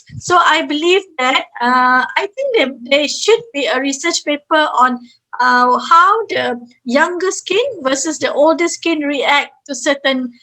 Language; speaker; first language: English; non-native, fluent; Malay